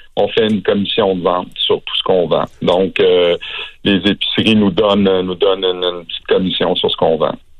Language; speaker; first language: French; native; French